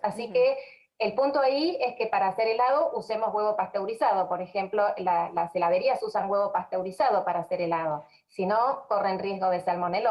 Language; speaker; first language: Spanish; native; Spanish